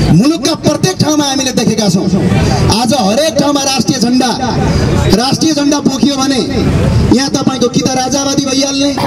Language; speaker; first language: Nepali; native; Nepali